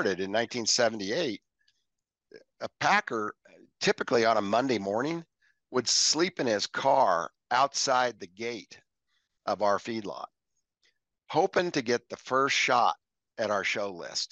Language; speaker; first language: English; native; English